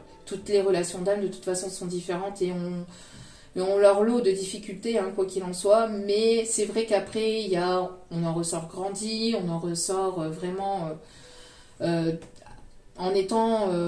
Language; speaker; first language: French; native; French